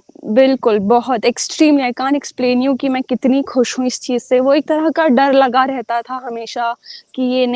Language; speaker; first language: Hindi; native; Hindi